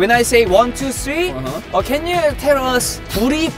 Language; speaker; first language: English; non-native, learner; Korean